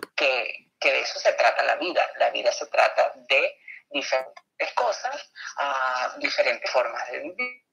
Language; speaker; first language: Spanish; native; Spanish